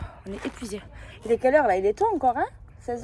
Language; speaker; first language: French; native; French